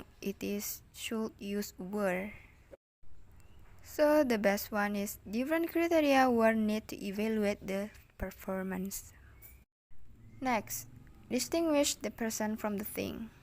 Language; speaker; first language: English; non-native, learner; Indonesian